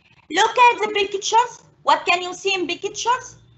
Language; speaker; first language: English; non-native, fluent; Arabic